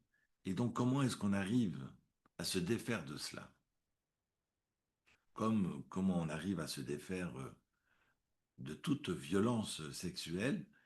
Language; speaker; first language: French; native; French